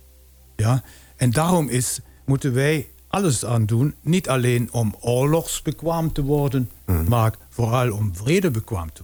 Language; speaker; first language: Dutch; non-native, fluent; German